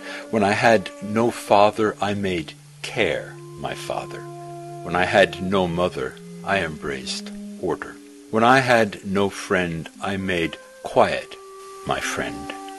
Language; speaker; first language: English; native; English